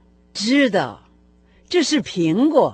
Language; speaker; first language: Chinese; non-native, fluent; Russian